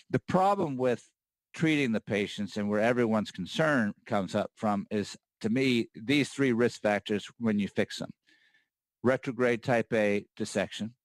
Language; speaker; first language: English; native; English